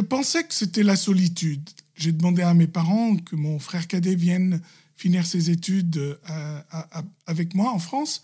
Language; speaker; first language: French; non-native, local second language; Arabic